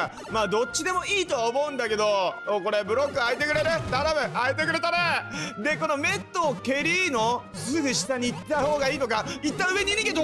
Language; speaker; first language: Japanese; native; Japanese